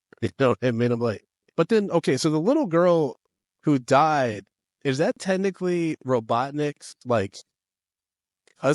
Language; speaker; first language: English; native; English